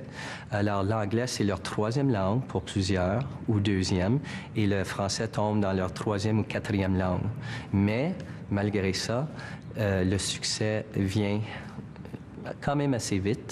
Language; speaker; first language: French; non-native, fluent; English